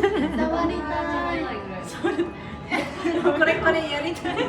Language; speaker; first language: Japanese; non-native, learner; Mizo